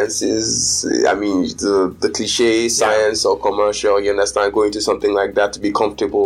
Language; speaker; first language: English; non-native, local second language; Yoruba